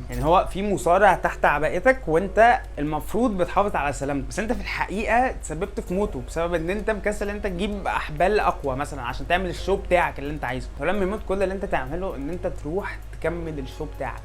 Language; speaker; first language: Arabic; native; Arabic